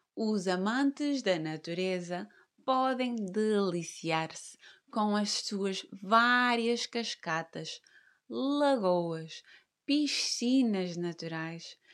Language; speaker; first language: Portuguese; native; Portuguese